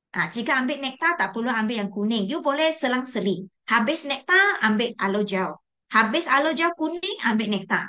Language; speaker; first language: Malay; non-native, local second language; Chinese